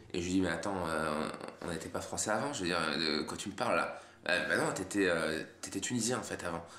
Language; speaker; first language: French; native; French